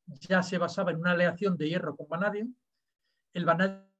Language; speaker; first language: Spanish; native; Spanish